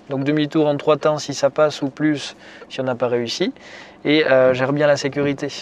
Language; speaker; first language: French; native; French